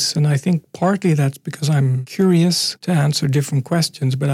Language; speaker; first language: English; native; English